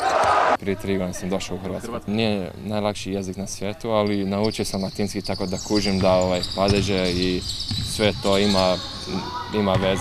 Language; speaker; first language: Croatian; early bilingual, heritage; English